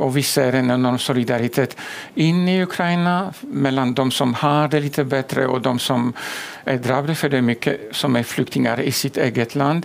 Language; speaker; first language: Swedish; non-native, fluent; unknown